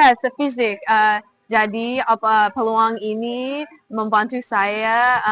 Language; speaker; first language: Indonesian; non-native, fluent; English